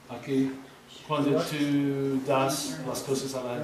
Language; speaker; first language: Spanish; non-native, learner; English